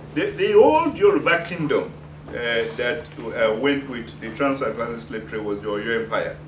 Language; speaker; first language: English; non-native, local second language; Yoruba